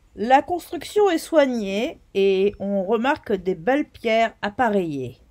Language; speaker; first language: French; native; French